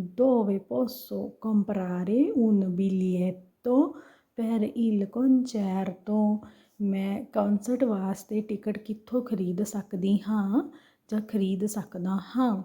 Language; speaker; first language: Italian; non-native, fluent; Punjabi